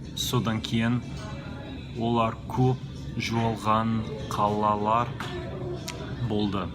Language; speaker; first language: Kazakh; non-native, learner; English